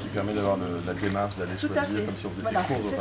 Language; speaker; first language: French; native; French